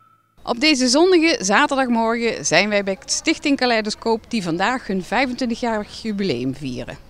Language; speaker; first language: Dutch; native; Dutch